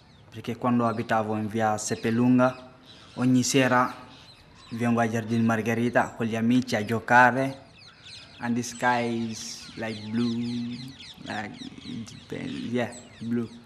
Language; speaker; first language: Italian; non-native, learner; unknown